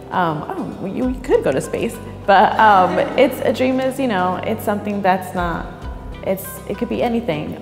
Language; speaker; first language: English; native; English